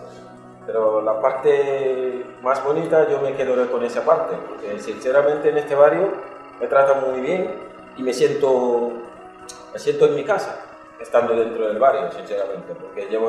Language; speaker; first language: Spanish; non-native, fluent; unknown